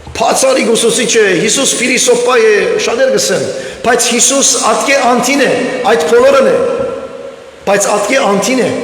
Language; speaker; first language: Armenian; early bilingual, heritage; Armenian